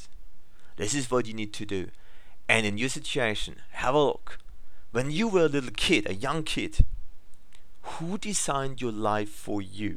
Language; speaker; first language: English; non-native, fluent; German